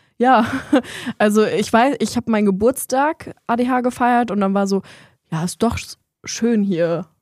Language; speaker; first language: German; early bilingual, other home language; Polish